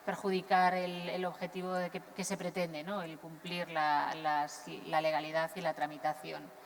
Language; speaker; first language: Spanish; non-native, local second language; Galician